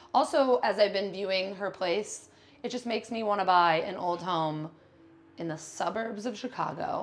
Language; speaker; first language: English; native; English